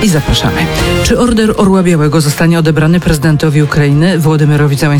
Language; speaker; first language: Polish; native; Polish